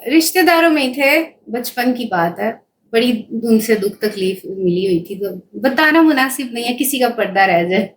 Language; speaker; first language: Urdu; non-native, local second language; Punjabi